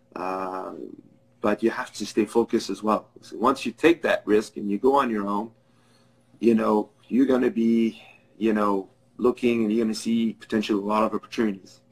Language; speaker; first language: English; non-native, fluent; French